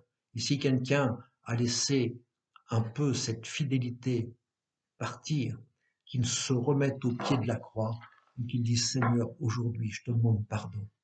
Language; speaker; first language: French; native; French